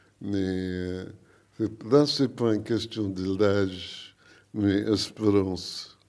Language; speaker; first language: French; non-native, learner; English